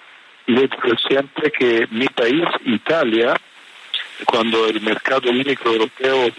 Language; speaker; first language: Spanish; non-native, fluent; Italian